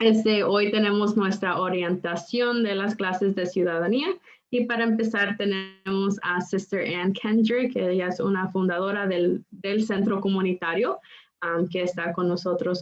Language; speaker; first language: Spanish; non-native, local second language; English